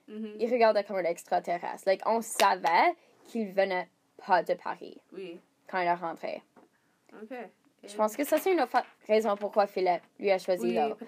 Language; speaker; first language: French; non-native, learner; English